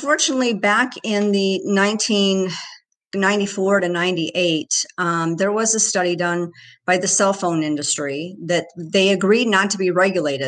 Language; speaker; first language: English; native; English